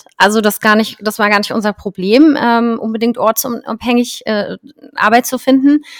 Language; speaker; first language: German; native; German